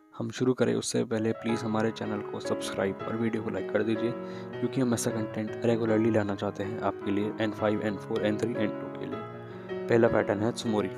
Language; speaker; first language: Hindi; native; Hindi